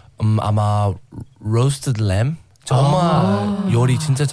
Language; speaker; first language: Korean; non-native, learner; English